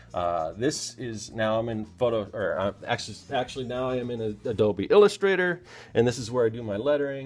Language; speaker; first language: English; native; English